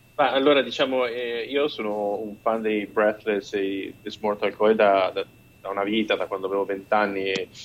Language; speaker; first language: Italian; native; Italian